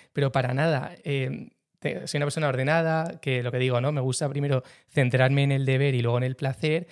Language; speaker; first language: Spanish; native; Spanish